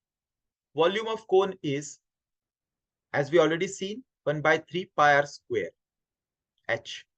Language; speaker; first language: English; non-native, local second language; Hindi